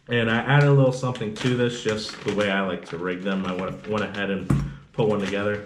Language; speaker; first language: English; native; English